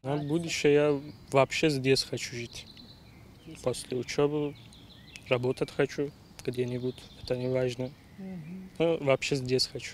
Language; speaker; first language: Russian; non-native, learner; Turkish